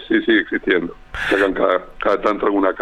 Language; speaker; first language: Spanish; native; Spanish